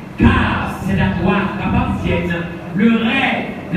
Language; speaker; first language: French; non-native, local second language; Haitian Creole